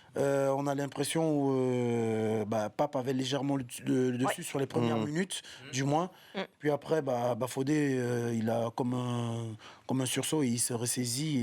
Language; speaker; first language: French; native; French